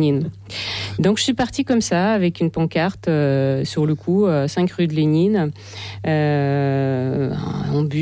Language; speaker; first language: French; non-native, fluent; Russian